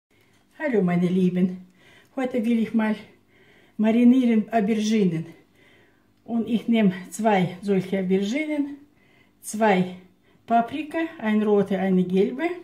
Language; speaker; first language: German; non-native, fluent; Russian